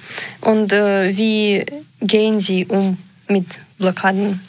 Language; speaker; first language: German; non-native, learner; Ukrainian